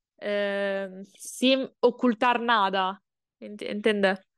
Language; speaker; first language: Portuguese; non-native, learner; Italian